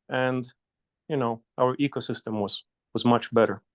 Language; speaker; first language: English; non-native, fluent; Polish